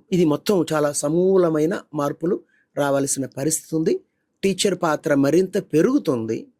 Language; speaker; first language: Telugu; native; Telugu